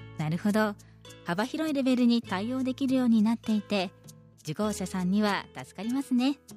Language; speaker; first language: Japanese; native; Japanese